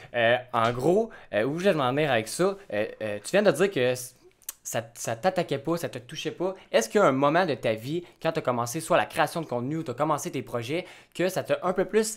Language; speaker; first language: French; native; French